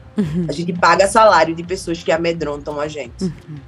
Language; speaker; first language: Portuguese; native; Portuguese